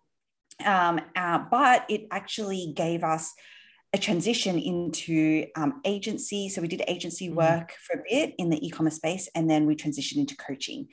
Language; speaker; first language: English; native; English